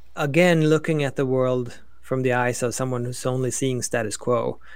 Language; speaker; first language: English; non-native, fluent; Swedish